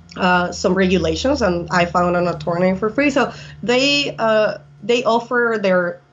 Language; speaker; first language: English; non-native, fluent; Spanish